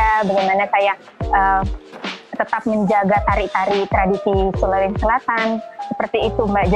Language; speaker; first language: Indonesian; native; Indonesian